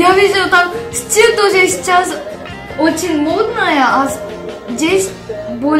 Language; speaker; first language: Russian; non-native, learner; Korean